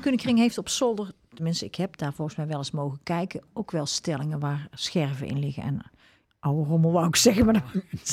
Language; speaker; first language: Dutch; native; Dutch